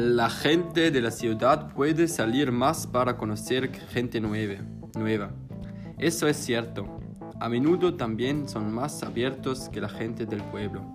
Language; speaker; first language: Spanish; non-native, learner; German